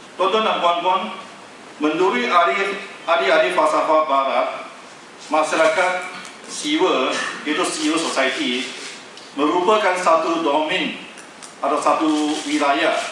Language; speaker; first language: Malay; non-native, local second language; Chinese